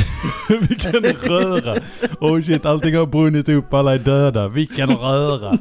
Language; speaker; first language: Swedish; native; Swedish